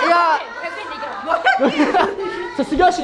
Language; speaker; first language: Japanese; early bilingual, other home language; Filipino